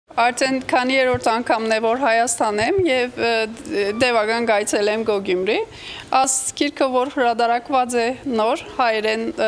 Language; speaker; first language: Armenian; early bilingual, heritage; Armenian